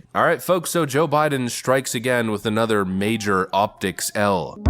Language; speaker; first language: English; native; English